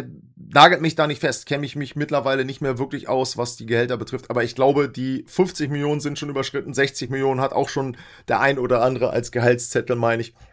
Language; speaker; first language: German; native; German